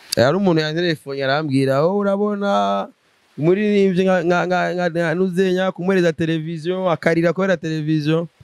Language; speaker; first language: Rundi; native; Rundi